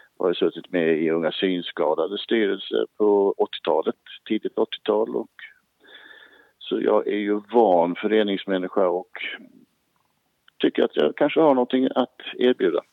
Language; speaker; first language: Swedish; native; Swedish